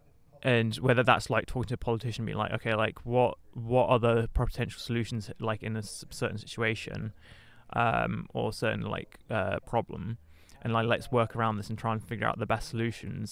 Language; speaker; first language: English; native; English